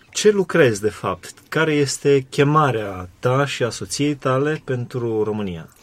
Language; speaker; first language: Romanian; native; Romanian